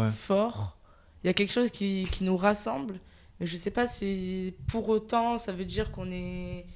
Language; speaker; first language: French; native; French